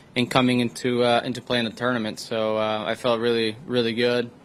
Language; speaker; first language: English; non-native, fluent; Spanish